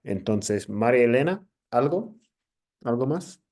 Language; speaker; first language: Spanish; non-native, fluent; English